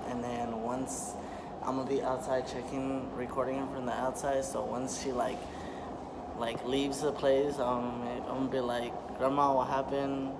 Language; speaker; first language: English; early bilingual, other home language; Spanish